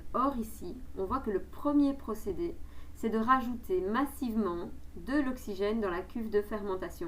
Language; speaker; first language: French; native; French